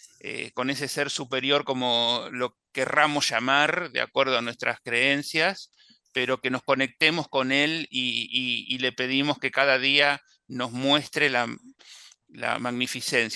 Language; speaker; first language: Spanish; native; Spanish